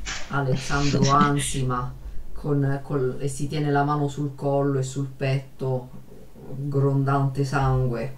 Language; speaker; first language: Italian; native; Italian